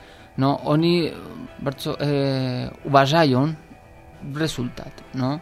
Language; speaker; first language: Polish; non-native, learner; Spanish